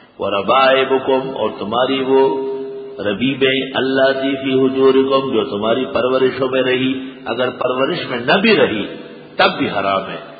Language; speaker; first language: Urdu; non-native, local second language; Pashto